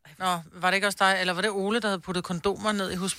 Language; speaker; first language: Danish; native; Danish